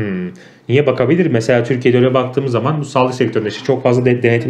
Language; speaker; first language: Turkish; native; Turkish